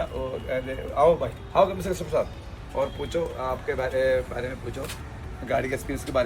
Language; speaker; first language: Hindi; non-native, local second language; Malayalam